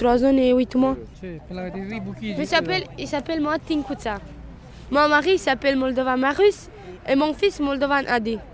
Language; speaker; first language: French; non-native, learner; Romanian